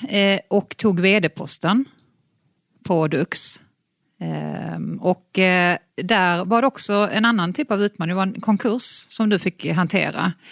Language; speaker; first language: Swedish; native; Swedish